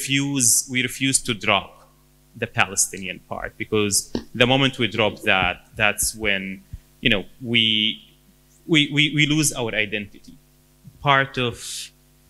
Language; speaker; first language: English; non-native, fluent; Arabic